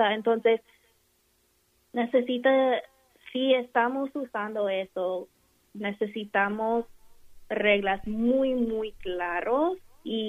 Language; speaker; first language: Spanish; non-native, fluent; English